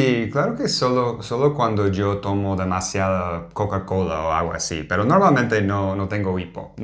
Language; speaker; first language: Spanish; non-native, fluent; English